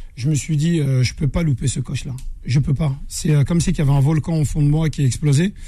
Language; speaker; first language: French; native; French